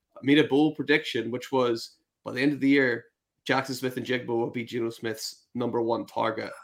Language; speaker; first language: English; native; English